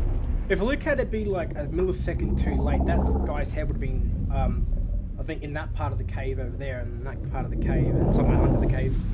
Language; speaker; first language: English; native; English